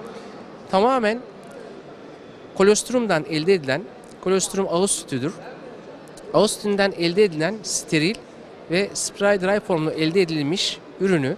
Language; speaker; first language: Turkish; native; Turkish